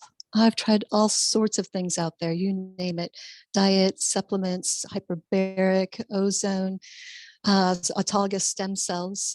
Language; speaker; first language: English; native; English